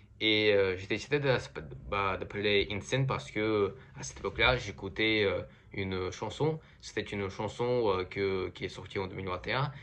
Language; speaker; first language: French; non-native, fluent; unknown